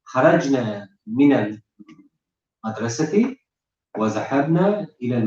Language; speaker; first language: Arabic; non-native, learner; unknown